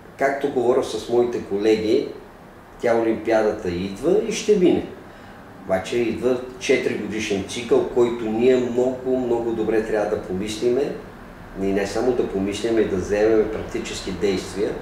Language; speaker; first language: Bulgarian; native; Bulgarian